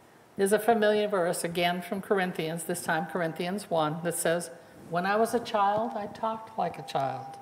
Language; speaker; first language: English; native; English